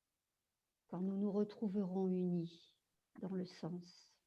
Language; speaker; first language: French; native; French